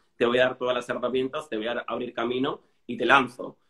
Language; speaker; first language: Spanish; native; Spanish